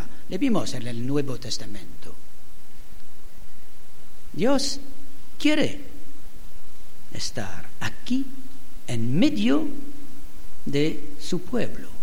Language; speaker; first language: Spanish; non-native, learner; French